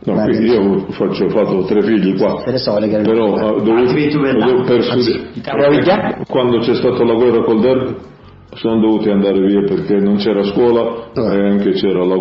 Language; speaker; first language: Italian; early bilingual, heritage; Italian